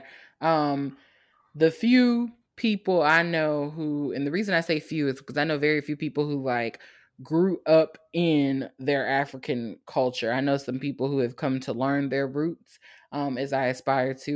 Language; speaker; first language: English; native; English